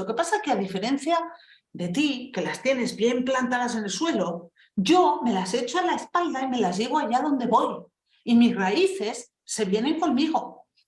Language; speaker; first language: Spanish; early bilingual, other home language; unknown